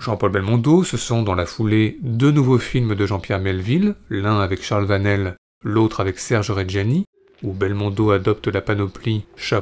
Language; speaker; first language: French; native; French